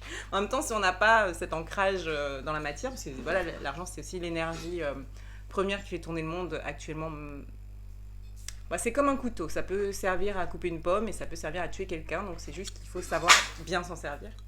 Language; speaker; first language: French; native; French